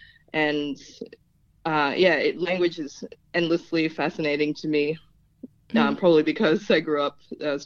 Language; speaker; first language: English; non-native, local second language; Filipino